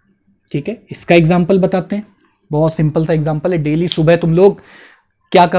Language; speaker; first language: Hindi; native; Hindi